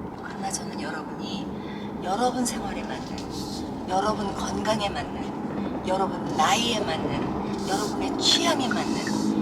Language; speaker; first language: Korean; native; Korean